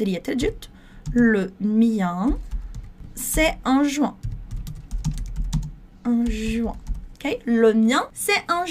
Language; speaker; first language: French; non-native, fluent; Portuguese